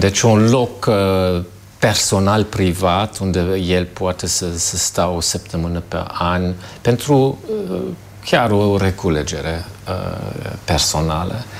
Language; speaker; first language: Romanian; non-native, fluent; German